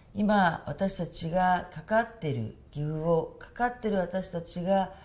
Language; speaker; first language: Japanese; native; Japanese